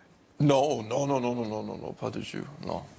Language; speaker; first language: French; non-native, fluent; English